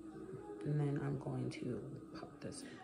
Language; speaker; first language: English; native; English